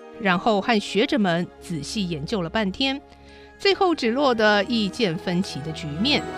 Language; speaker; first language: Chinese; native; Chinese